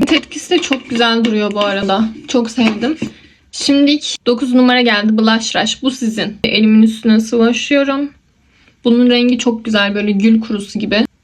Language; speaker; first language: Turkish; native; Turkish